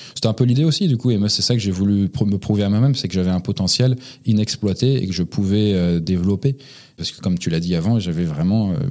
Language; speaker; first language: French; native; French